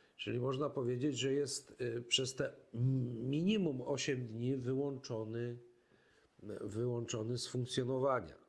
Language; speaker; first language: Polish; native; Polish